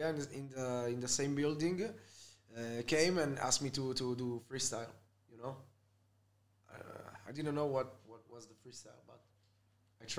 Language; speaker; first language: English; non-native, fluent; Italian